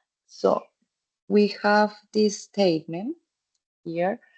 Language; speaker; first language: English; non-native, fluent; Spanish